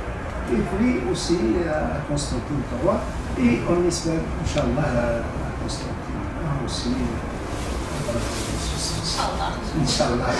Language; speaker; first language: French; non-native, local second language; Arabic